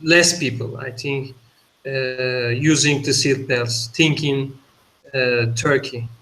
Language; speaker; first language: English; non-native, learner; Turkish